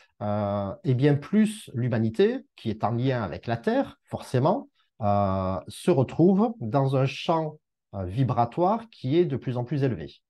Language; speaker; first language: French; native; French